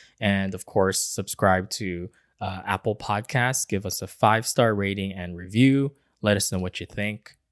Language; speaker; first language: English; early bilingual, other home language; Chinese